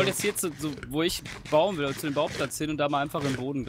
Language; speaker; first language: German; native; German